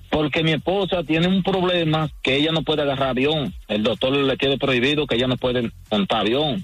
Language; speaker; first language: Spanish; native; Spanish